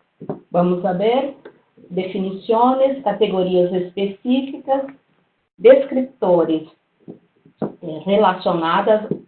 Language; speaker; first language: Spanish; non-native, fluent; Portuguese